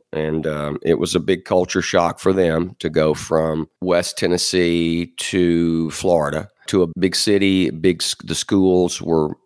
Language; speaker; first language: English; native; English